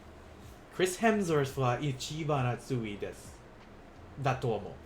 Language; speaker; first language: Japanese; non-native, learner; English